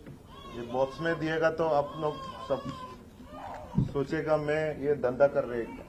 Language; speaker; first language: Hindi; non-native, local second language; Malayalam